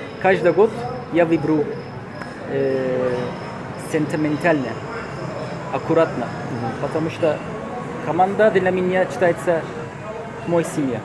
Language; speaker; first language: Russian; non-native, local second language; Turkish